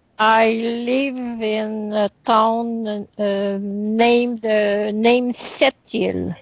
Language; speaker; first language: English; non-native, learner; French